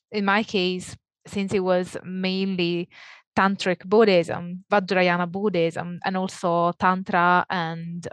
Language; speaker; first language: English; non-native, fluent; Italian